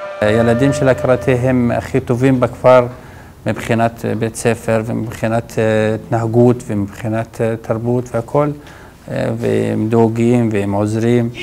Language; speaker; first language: Hebrew; non-native, local second language; Arabic